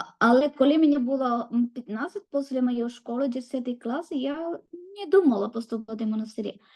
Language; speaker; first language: Ukrainian; non-native, learner; Malayalam